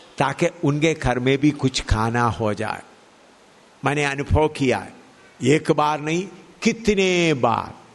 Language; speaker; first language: Hindi; non-native, local second language; Malayalam